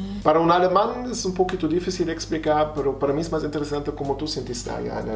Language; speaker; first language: Spanish; non-native, fluent; German